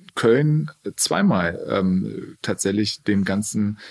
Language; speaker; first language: German; native; German